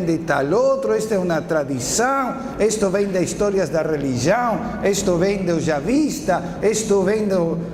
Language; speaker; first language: Portuguese; non-native, fluent; Spanish